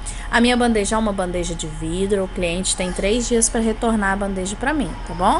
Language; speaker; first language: Portuguese; native; Portuguese